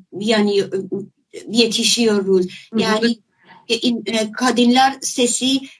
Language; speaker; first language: Turkish; non-native, fluent; Persian